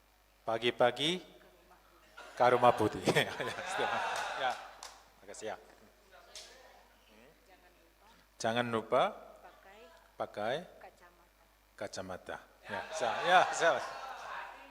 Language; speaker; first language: Indonesian; non-native, learner; Korean